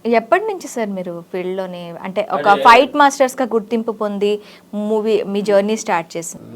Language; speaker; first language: Telugu; native; Telugu